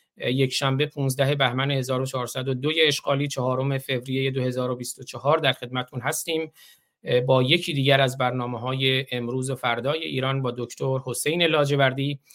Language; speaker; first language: Persian; non-native, local second language; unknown